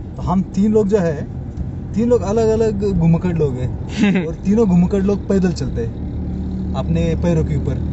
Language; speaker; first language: Hindi; non-native, local second language; Marathi